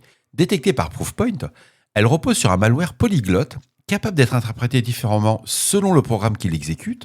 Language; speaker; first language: French; native; French